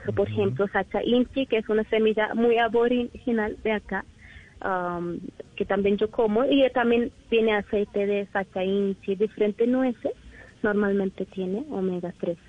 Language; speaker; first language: Spanish; non-native, learner; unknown